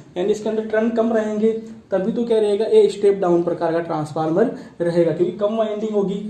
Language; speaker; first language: Hindi; native; Hindi